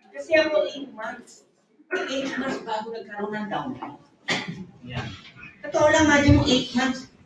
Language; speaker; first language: Filipino; native; Filipino